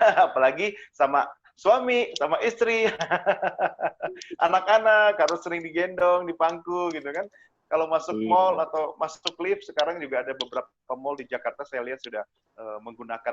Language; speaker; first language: Indonesian; native; Indonesian